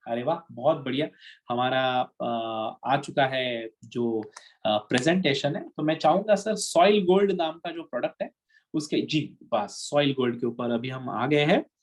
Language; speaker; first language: Hindi; non-native, local second language; Marathi